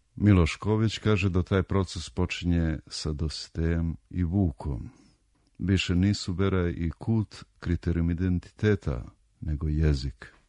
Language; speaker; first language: Serbian; native; Serbian